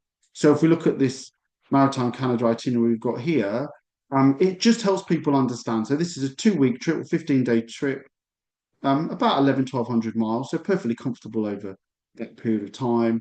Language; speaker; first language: English; native; English